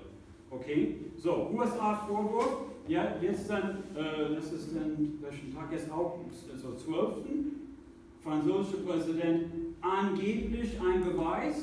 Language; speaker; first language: German; non-native, fluent; English